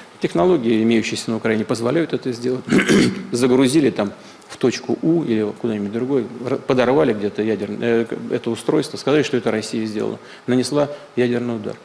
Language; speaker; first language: Russian; native; Russian